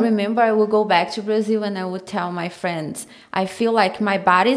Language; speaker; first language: English; non-native, fluent; Portuguese